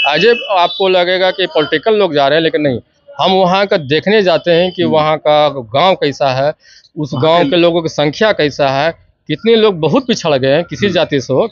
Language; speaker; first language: Hindi; native; Hindi